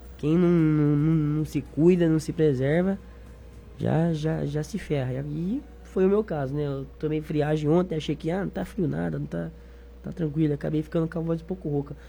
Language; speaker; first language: Portuguese; native; Portuguese